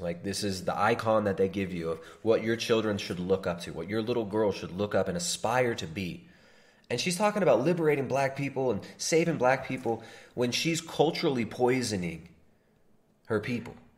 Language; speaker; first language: English; native; English